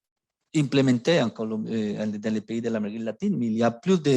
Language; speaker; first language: French; non-native, fluent; Spanish